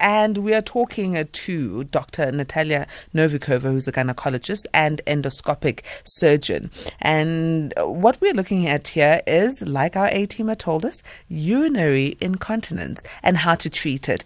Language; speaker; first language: English; non-native, local second language; Zulu